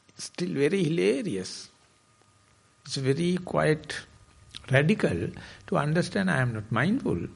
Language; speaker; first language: English; non-native, fluent; Sinhala